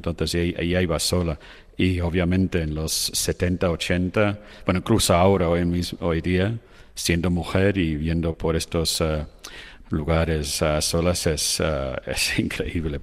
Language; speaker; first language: Spanish; non-native, fluent; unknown